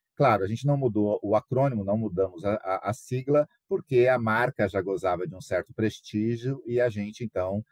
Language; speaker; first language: Portuguese; native; Portuguese